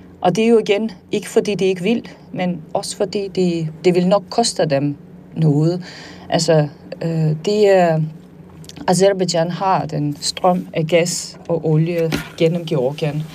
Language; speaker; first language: Danish; non-native, fluent; Armenian